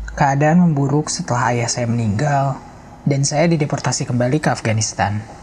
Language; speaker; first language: Indonesian; non-native, fluent; Persian